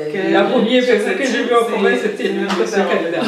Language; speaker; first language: French; non-native, local second language; Kinyarwanda